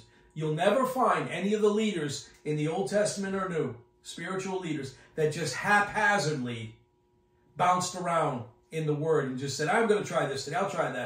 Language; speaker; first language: English; native; English